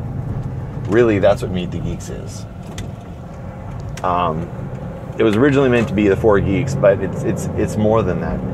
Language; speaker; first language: English; native; English